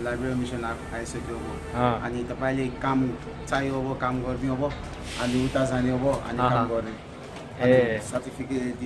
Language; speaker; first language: Nepali; non-native, learner; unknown